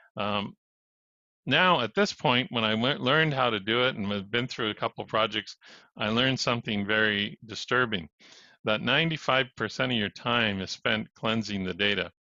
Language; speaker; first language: English; native; English